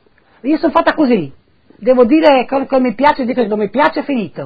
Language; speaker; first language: Italian; non-native, local second language; Friulian